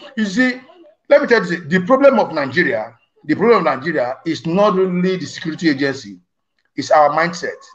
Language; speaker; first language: English; non-native, local second language; Bini